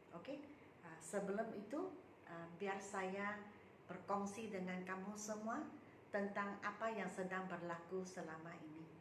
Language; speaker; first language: Malay; non-native, local second language; Chinese